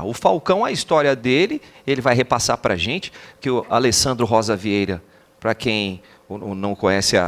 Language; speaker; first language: Portuguese; native; Portuguese